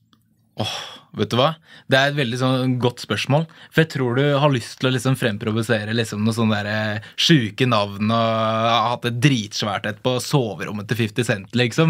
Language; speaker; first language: Norwegian; native; Norwegian